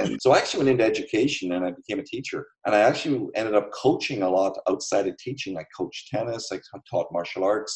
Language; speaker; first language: English; native; English